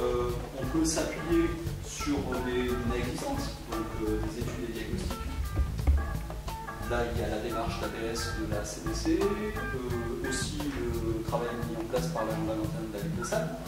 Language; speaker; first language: French; native; French